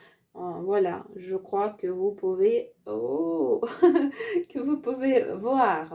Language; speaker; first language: French; non-native, learner; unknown